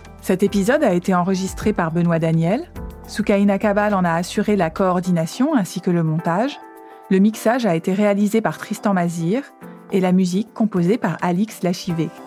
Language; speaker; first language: French; native; French